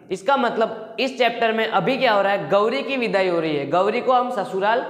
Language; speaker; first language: Hindi; non-native, local second language; Gujarati